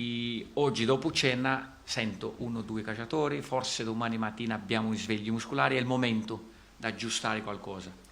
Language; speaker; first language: Italian; non-native, fluent; Portuguese